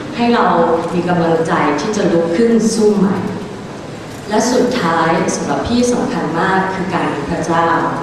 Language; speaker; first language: Thai; early bilingual, other home language; English